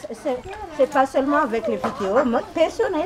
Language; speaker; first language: French; non-native, local second language; Malagasy